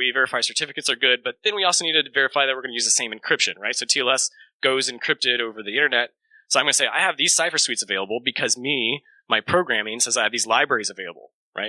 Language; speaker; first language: English; native; English